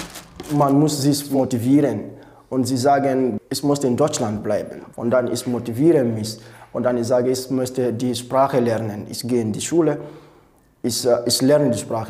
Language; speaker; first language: German; non-native, learner; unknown